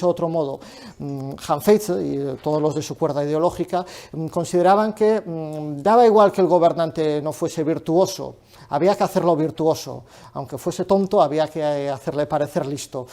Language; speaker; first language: Spanish; native; Spanish